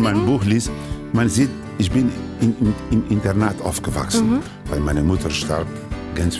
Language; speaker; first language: German; non-native, fluent; Spanish